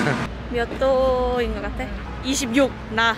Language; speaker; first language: Korean; non-native, learner; Cantonese